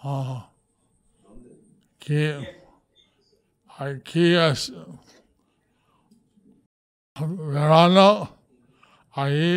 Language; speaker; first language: Spanish; non-native, learner; English